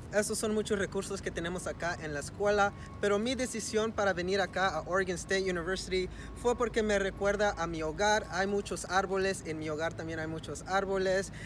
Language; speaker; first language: Spanish; early bilingual, heritage; Spanish